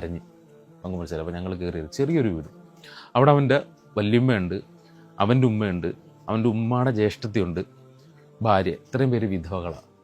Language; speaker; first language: Malayalam; native; Malayalam